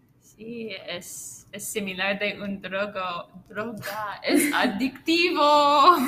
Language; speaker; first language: Spanish; non-native, learner; English